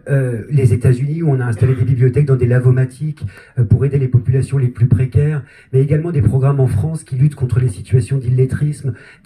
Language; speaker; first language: French; native; French